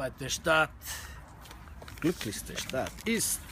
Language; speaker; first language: German; non-native, learner; Bosnian